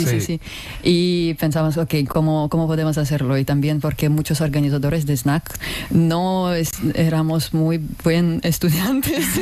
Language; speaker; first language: Spanish; non-native, learner; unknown